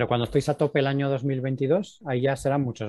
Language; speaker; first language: Spanish; native; Spanish